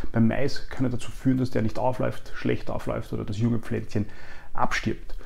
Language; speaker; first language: German; native; German